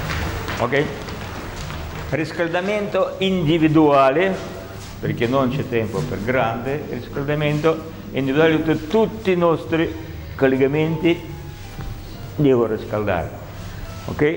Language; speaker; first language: Italian; non-native, learner; Russian